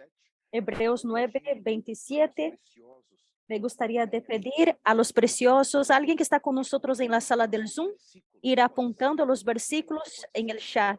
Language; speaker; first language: Spanish; non-native, fluent; Portuguese